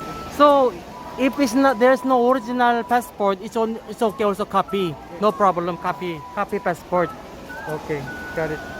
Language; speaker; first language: English; non-native, learner; Korean